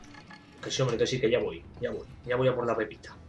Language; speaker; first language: Spanish; native; Spanish